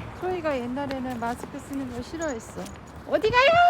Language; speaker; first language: Korean; native; Korean